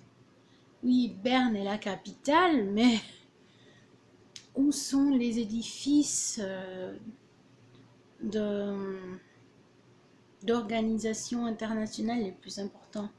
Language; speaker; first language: French; early bilingual, other home language; Portuguese